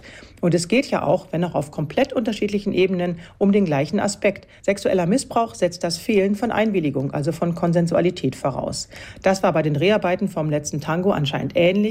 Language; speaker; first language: German; native; German